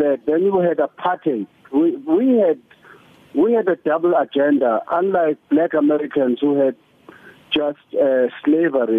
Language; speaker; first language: English; non-native, local second language; Zulu